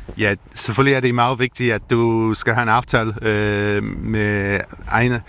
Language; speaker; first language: Danish; non-native, learner; English